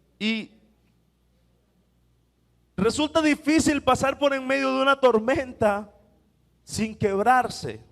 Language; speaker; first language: Spanish; native; Spanish